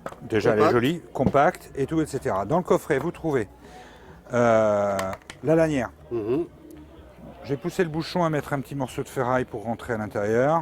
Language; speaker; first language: French; native; French